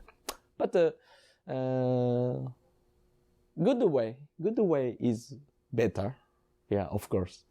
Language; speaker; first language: English; non-native, learner; Japanese